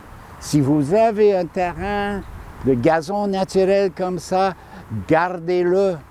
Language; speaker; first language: French; non-native, fluent; English